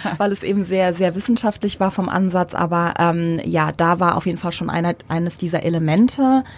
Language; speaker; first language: German; early bilingual, other home language; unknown